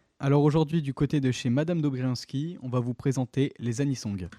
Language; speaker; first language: French; native; French